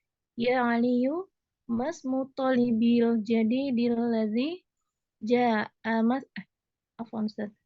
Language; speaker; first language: Arabic; non-native, learner; Indonesian